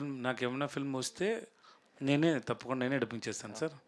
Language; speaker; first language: Telugu; non-native, learner; Tamil